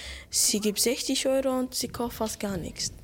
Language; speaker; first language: German; non-native, local second language; Turkish